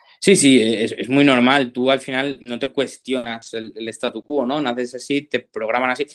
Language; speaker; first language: Spanish; native; Spanish